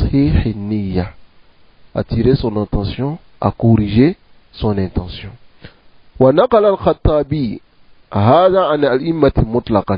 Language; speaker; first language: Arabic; non-native, fluent; French